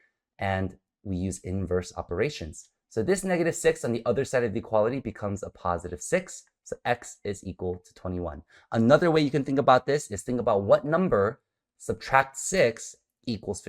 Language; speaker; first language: English; native; English